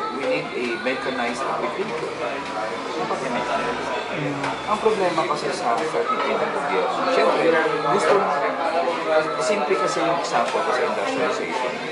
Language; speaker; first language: Filipino; non-native, local second language; Hiligaynon